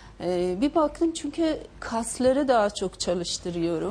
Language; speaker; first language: Turkish; non-native, fluent; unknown